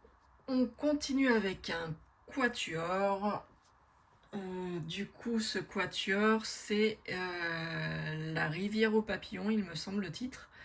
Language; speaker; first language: French; native; French